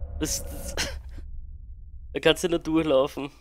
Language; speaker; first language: German; native; German